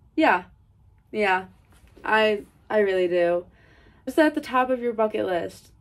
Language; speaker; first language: English; native; English